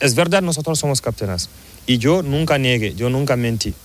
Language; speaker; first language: Spanish; non-native, learner; Fula